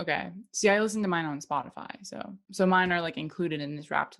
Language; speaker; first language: English; native; English